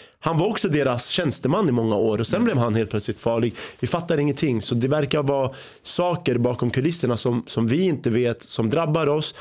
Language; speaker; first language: Swedish; early bilingual, other home language; Arabic